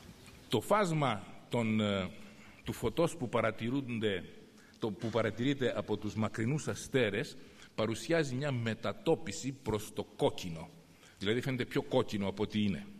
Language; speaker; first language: Greek; native; Greek